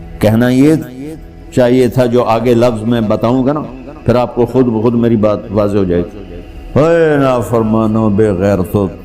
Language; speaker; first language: Urdu; non-native, local second language; Punjabi